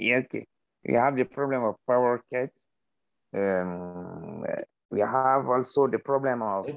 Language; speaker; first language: English; non-native, learner; Arabic